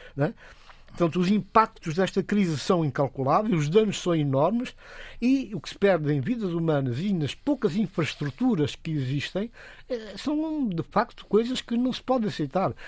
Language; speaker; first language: Portuguese; non-native, local second language; Upper Guinea Crioulo